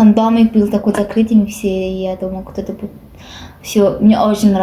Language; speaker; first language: Russian; non-native, learner; Japanese